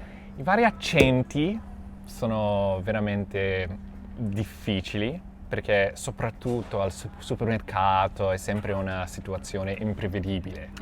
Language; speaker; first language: Italian; non-native, fluent; English